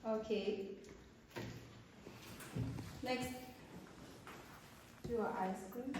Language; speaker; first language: English; non-native, learner; Kazakh